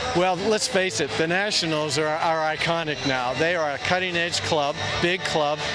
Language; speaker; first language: English; native; English